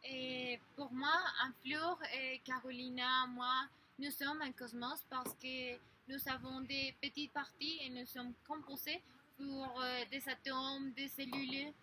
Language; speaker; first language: French; non-native, learner; Spanish